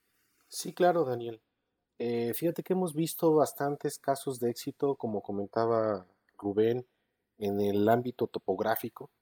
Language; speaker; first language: Spanish; native; Spanish